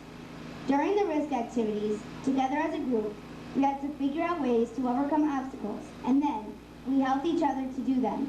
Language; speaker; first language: English; native; English